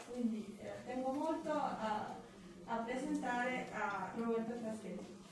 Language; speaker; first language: Italian; non-native, fluent; Spanish